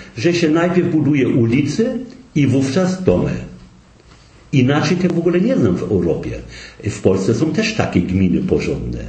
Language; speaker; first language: Polish; non-native, local second language; German